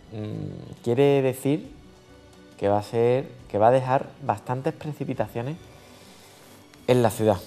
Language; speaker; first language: Spanish; native; Spanish